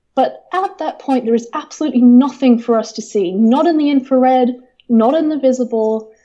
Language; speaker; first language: English; native; English